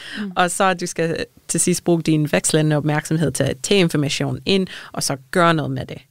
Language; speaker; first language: Danish; non-native, fluent; English